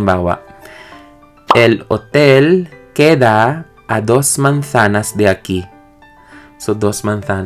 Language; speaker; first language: Spanish; non-native, learner; Filipino